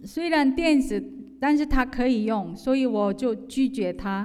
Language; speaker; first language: Chinese; non-native, fluent; Korean